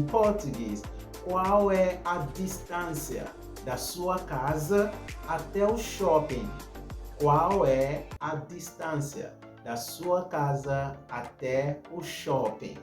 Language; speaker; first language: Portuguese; non-native, fluent; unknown